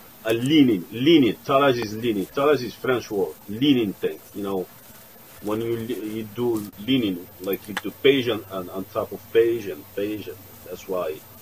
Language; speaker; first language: English; non-native, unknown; Arabic